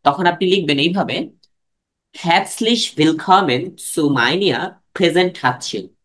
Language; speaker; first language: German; non-native, fluent; Bangla